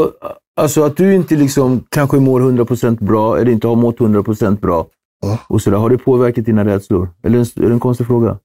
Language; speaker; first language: Swedish; native; Swedish